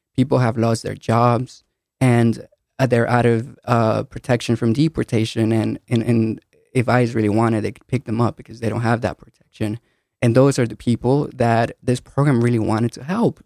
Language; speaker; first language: English; early bilingual, other home language; Spanish